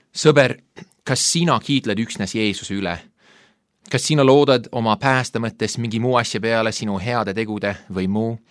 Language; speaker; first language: Estonian; non-native, fluent; English